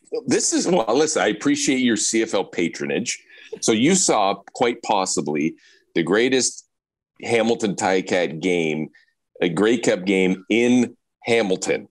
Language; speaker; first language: English; native; English